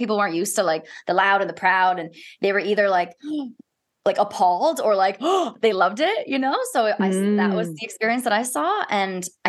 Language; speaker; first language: English; native; English